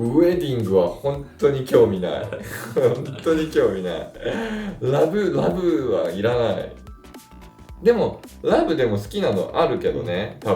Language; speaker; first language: Japanese; native; Japanese